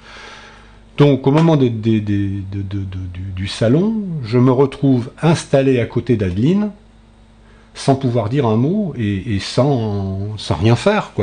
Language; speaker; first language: French; native; French